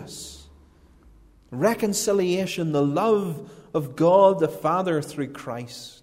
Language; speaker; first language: English; native; English